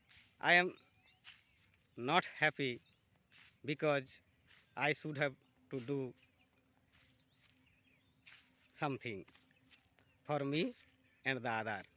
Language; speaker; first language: English; non-native, learner; Bangla